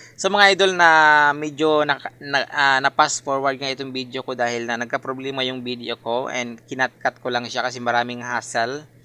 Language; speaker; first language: Filipino; non-native, local second language; Masbatenyo